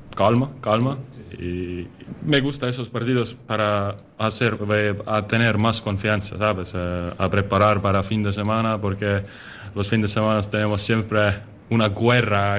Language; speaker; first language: Spanish; non-native, learner; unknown